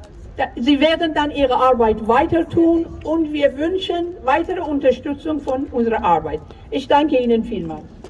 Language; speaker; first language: German; non-native, fluent; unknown